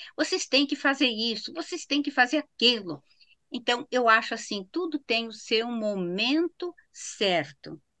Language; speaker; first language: Portuguese; native; Portuguese